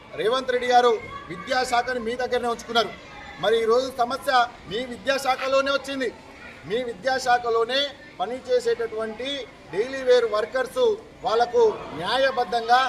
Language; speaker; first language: Telugu; native; Telugu